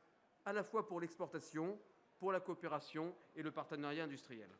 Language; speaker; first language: French; native; French